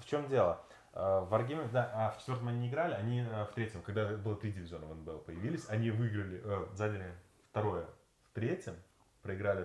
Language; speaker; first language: Russian; native; Russian